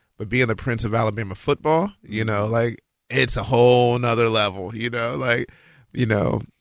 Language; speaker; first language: English; native; English